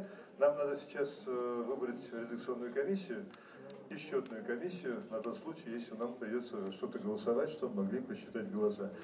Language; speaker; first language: Russian; native; Russian